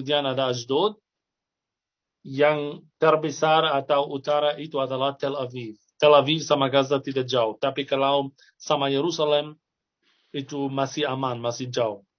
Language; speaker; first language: Indonesian; non-native, fluent; Arabic